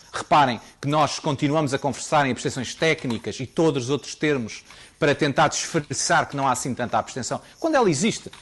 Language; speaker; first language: Portuguese; native; Portuguese